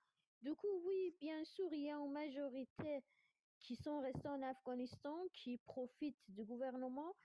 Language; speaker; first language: French; non-native, fluent; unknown